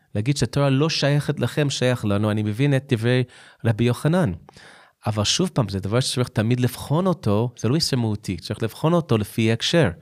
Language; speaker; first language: Hebrew; non-native, fluent; English